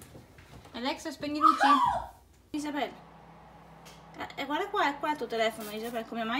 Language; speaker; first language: Italian; native; Italian